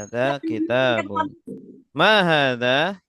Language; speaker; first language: Indonesian; native; Indonesian